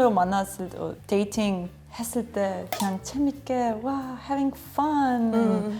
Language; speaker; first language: Korean; non-native, learner; German